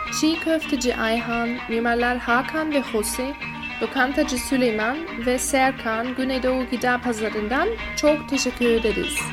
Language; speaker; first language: Turkish; non-native, learner; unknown